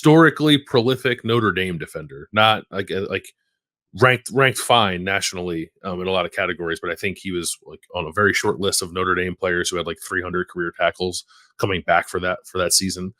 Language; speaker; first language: English; native; English